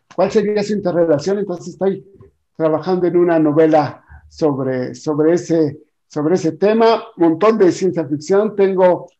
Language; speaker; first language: Spanish; native; Spanish